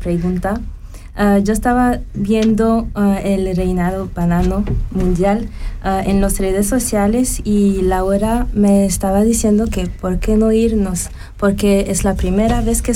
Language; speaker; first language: Spanish; non-native, fluent; French